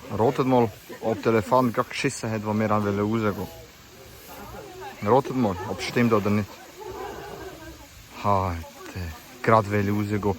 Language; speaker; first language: German; early bilingual, other home language; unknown